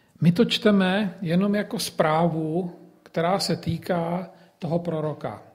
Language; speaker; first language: Czech; native; Czech